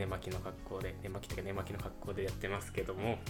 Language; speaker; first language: Japanese; native; Japanese